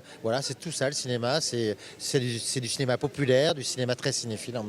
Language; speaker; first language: French; native; French